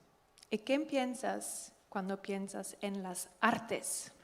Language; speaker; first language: Spanish; non-native, learner; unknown